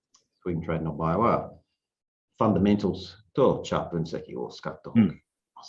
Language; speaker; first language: Japanese; non-native, learner; English